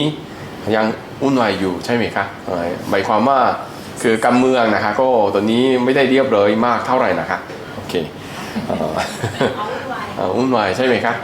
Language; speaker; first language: Thai; non-native, fluent; Korean